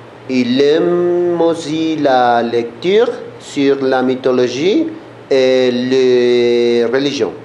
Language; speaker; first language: French; non-native, learner; Spanish